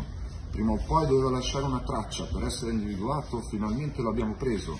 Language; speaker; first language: Italian; native; Italian